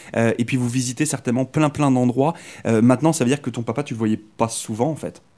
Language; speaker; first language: French; native; French